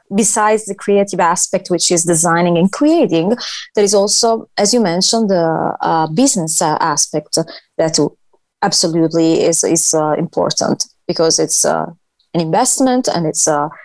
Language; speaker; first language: English; non-native, fluent; Italian